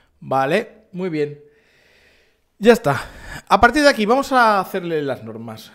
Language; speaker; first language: Spanish; native; Spanish